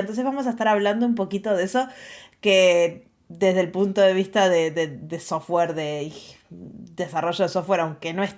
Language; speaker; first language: Spanish; native; Spanish